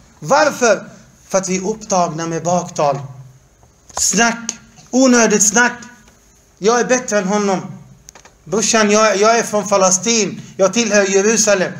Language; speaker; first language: Swedish; non-native, fluent; Arabic